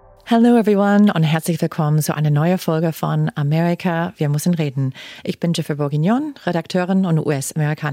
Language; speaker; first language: German; non-native, fluent; English